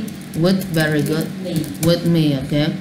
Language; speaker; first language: English; non-native, learner; Vietnamese